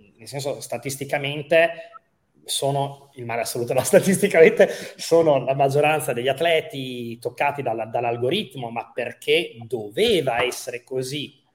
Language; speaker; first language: Italian; native; Italian